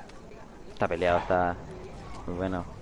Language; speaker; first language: Spanish; native; Spanish